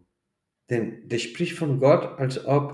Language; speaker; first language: German; non-native, fluent; Portuguese